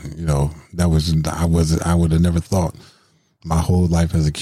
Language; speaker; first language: English; native; English